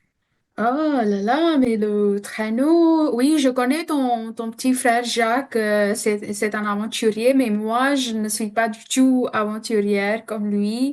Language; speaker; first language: French; non-native, fluent; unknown